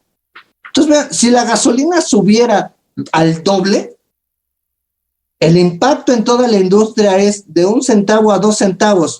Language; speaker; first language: Spanish; native; Spanish